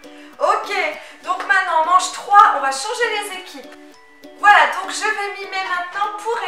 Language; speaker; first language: French; native; French